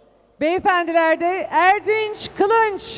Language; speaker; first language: Turkish; native; Turkish